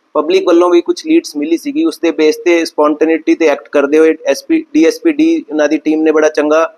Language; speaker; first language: Hindi; non-native, local second language; Punjabi